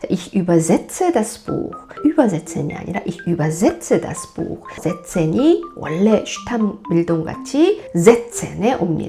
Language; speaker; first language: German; non-native, fluent; Korean